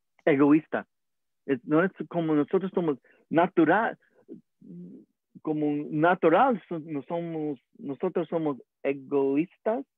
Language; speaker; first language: Spanish; early bilingual, heritage; English